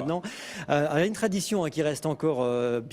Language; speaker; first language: French; native; French